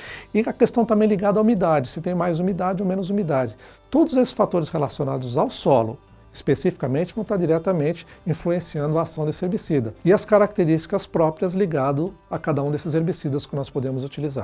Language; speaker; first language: Portuguese; native; Portuguese